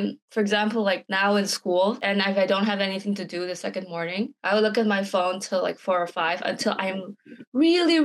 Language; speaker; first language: English; non-native, local second language; Chinese